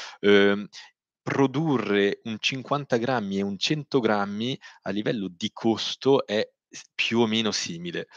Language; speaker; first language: Italian; native; Italian